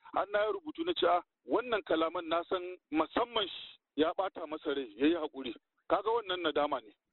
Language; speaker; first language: Hausa; non-native, local second language; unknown